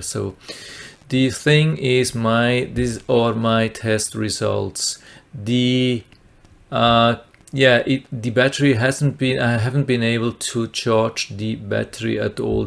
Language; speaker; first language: English; non-native, fluent; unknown